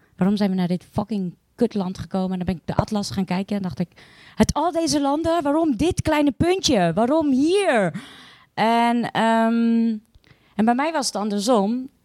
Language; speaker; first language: Dutch; early bilingual, other home language; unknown